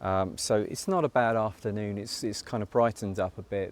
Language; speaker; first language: English; native; English